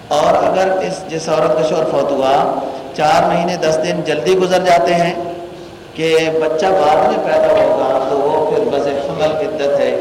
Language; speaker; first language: Urdu; native; Urdu